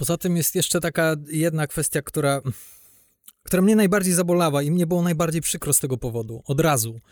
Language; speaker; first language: Polish; native; Polish